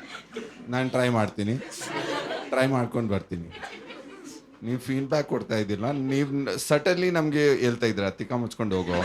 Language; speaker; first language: Kannada; non-native, learner; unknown